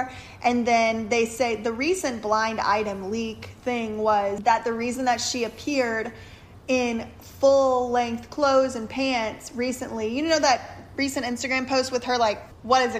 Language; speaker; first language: English; native; English